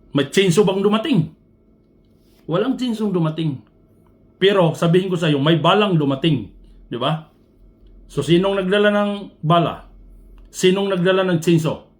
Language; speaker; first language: Filipino; non-native, local second language; Cebuano